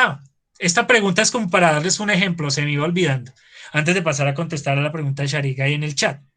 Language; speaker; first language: Spanish; native; Spanish